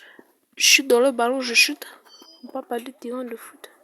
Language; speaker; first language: French; native; French